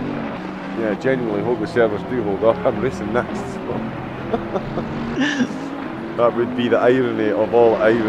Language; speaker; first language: English; native; English